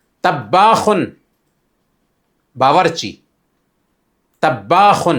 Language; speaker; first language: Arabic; non-native, fluent; Urdu